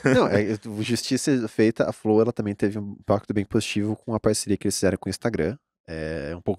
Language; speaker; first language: Portuguese; native; Portuguese